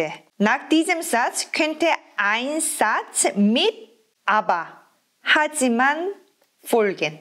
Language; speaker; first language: German; non-native, fluent; Korean